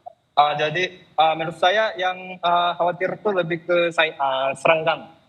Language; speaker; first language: Indonesian; non-native, fluent; Japanese